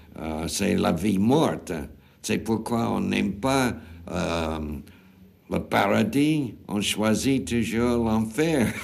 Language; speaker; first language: French; non-native, fluent; English